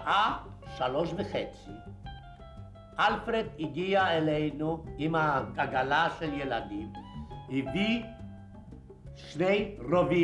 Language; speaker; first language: Hebrew; non-native, fluent; Polish